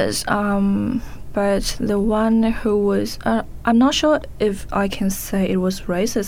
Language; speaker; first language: English; non-native, fluent; Chinese